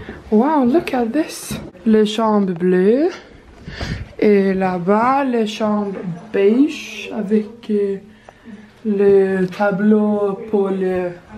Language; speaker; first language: French; non-native, learner; Swedish